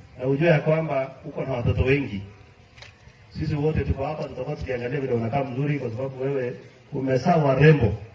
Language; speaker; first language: Swahili; non-native, local second language; Kalenjin